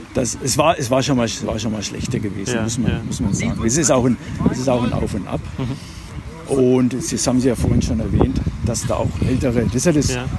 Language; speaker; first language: German; non-native, fluent; Latvian